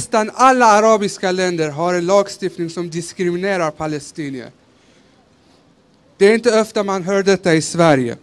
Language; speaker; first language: Swedish; early bilingual, other home language; Persian